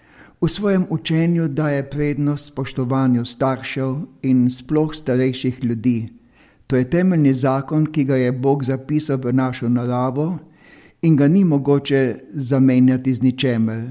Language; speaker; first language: Slovenian; native; Slovenian